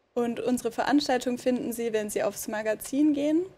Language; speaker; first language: German; native; German